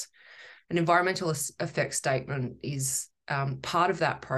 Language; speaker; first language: English; native; English